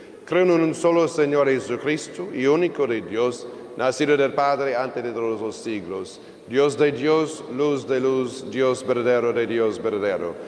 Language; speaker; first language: Spanish; non-native, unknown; English